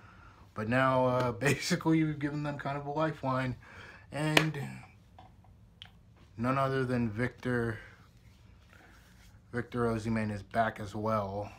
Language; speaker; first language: English; native; English